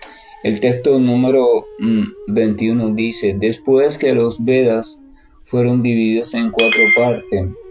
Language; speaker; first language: Spanish; native; Spanish